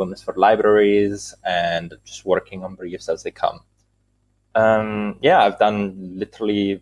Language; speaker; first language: English; non-native, fluent; Italian